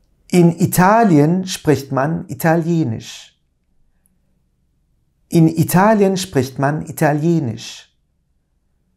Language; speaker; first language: German; non-native, fluent; Turkish